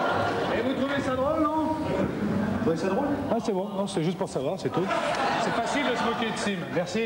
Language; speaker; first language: French; native; French